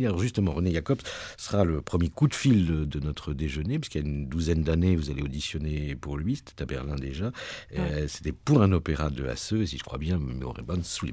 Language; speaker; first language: French; native; French